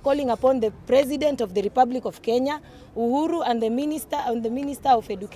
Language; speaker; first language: English; non-native, local second language; Swahili